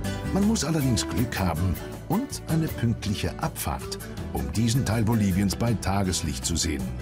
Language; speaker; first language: German; native; German